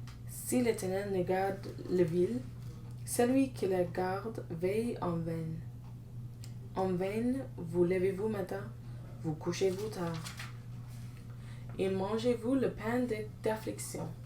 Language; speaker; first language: French; non-native, learner; English